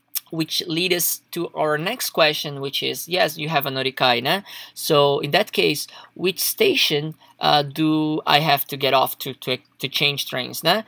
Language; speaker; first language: English; non-native, fluent; Portuguese